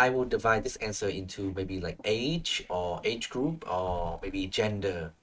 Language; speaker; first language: English; non-native, fluent; Vietnamese